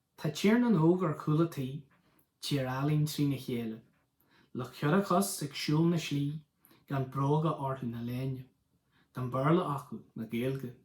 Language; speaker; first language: Irish; non-native, local second language; English